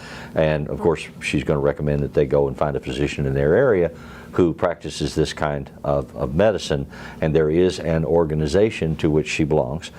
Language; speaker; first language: English; native; English